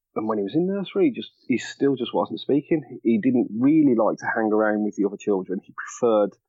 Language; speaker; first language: English; native; English